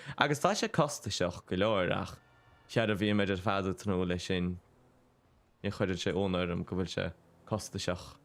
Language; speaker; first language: Irish; native; Irish